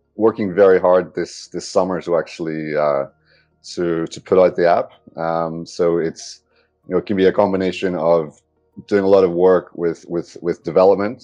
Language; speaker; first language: English; native; English